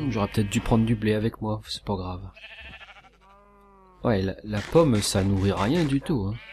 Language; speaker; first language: French; native; French